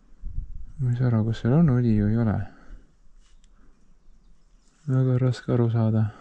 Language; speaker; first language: Estonian; native; Estonian